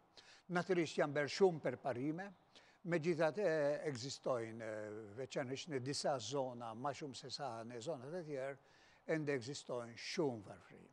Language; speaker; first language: Albanian; non-native, fluent; Maltese